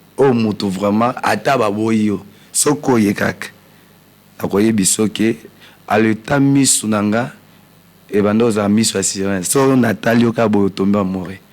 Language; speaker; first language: Lingala; non-native, local second language; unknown